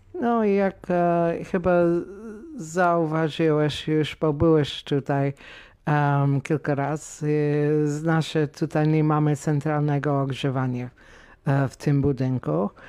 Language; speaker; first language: Polish; non-native, fluent; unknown